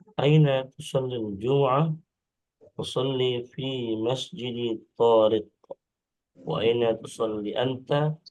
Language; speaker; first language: Arabic; non-native, learner; Indonesian